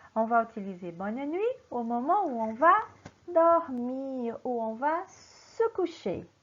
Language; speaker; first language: French; non-native, fluent; Portuguese